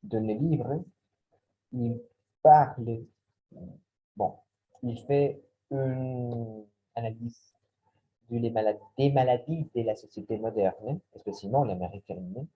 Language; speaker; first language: French; non-native, learner; Spanish